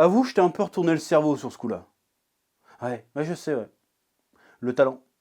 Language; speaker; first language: French; native; French